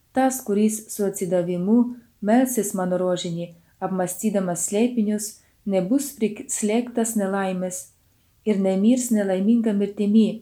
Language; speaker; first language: Lithuanian; non-native, fluent; Ukrainian